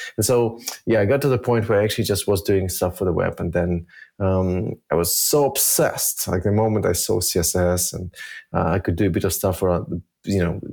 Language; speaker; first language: English; early bilingual, other home language; Russian